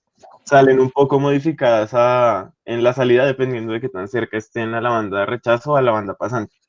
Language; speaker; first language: Spanish; native; Spanish